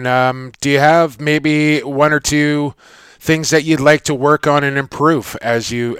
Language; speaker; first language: English; native; English